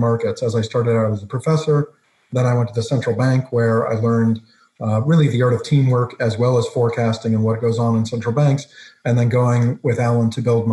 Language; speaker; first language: English; native; English